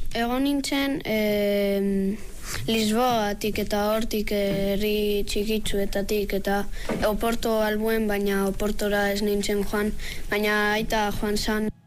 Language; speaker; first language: Basque; native; Basque